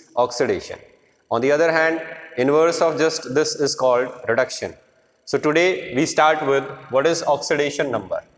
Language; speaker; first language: English; non-native, local second language; Hindi